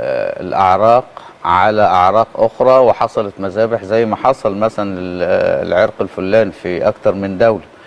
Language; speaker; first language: Arabic; native; Arabic